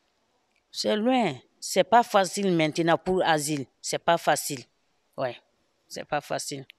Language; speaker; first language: French; non-native, learner; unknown